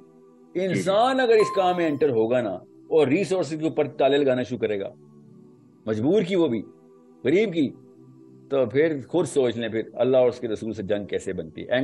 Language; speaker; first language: Urdu; non-native, local second language; Punjabi